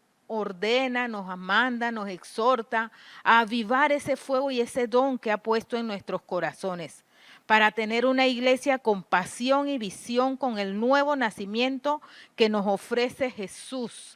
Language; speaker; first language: Spanish; native; Spanish